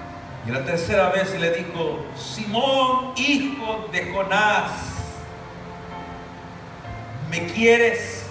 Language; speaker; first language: Spanish; native; Spanish